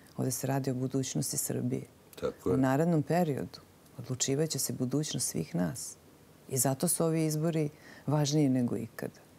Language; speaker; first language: Serbian; native; Serbian